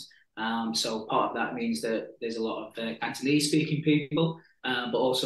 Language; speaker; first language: English; native; English